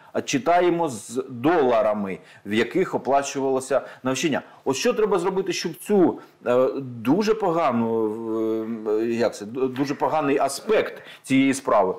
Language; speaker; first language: Ukrainian; native; Ukrainian